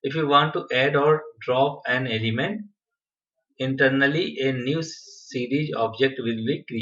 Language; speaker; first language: English; non-native, local second language; Hindi